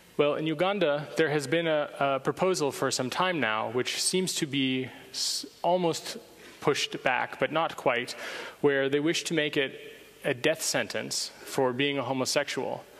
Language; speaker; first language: English; native; English